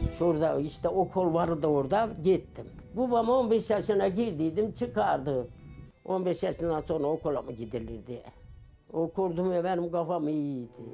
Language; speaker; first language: Turkish; native; Turkish